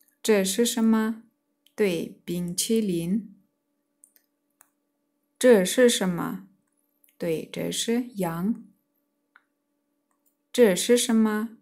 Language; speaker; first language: Chinese; non-native, fluent; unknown